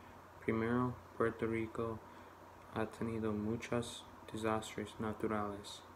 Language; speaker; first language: Spanish; non-native, learner; English